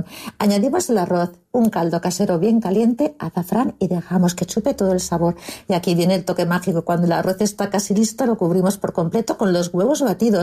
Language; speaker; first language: Spanish; native; Spanish